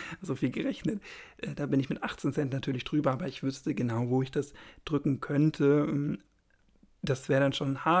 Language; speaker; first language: German; native; German